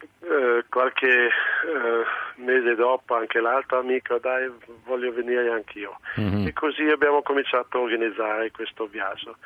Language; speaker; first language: Italian; non-native, local second language; German